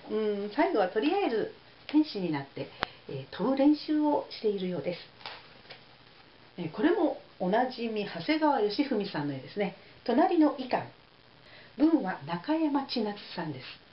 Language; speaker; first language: Japanese; native; Japanese